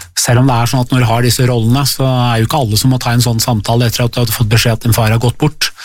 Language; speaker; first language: Norwegian; early bilingual, other home language; Persian